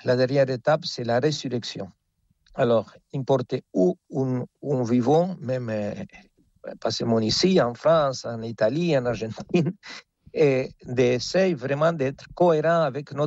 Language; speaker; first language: French; non-native, fluent; Spanish